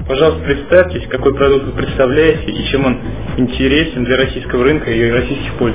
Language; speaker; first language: Russian; native; Russian